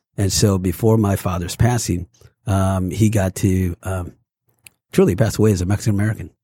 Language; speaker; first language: English; early bilingual, other home language; Spanish